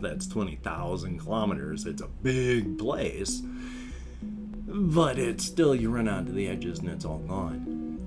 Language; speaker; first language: English; native; English